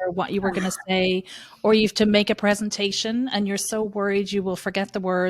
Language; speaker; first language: English; native; English